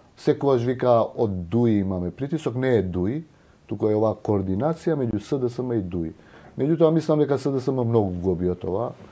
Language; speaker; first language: Macedonian; non-native, local second language; Albanian